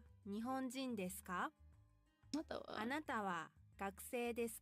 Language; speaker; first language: Japanese; non-native, learner; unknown